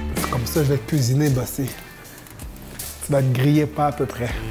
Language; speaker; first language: French; native; French